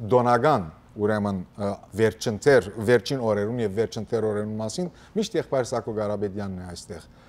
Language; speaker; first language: Armenian; early bilingual, heritage; Armenian